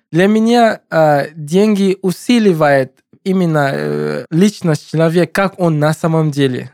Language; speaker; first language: Russian; non-native, fluent; English